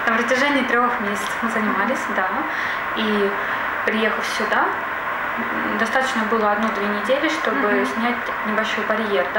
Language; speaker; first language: Russian; native; Russian